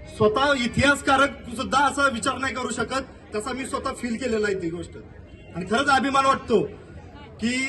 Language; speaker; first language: Marathi; native; Marathi